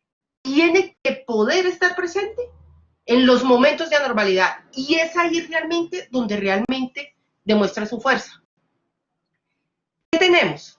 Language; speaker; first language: Spanish; native; Spanish